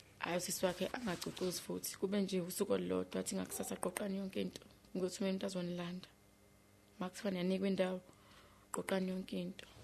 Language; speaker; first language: Zulu; native; Zulu